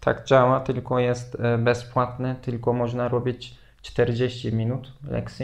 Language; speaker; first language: Polish; non-native, fluent; Turkish